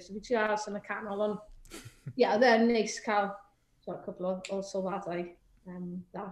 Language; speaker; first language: Welsh; native; Welsh